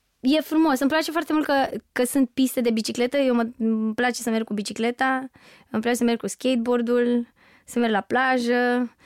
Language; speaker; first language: Romanian; native; Romanian